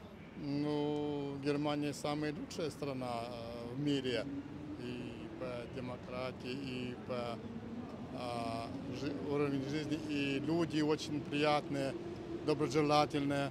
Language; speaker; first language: Russian; non-native, fluent; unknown